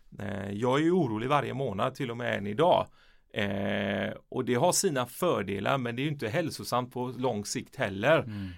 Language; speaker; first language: Swedish; early bilingual, other home language; Persian